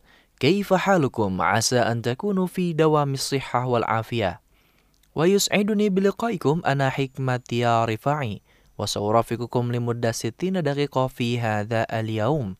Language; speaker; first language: Arabic; non-native, fluent; Indonesian